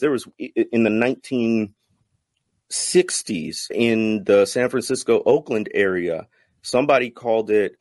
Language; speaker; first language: English; native; English